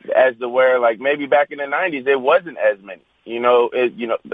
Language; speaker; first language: English; native; English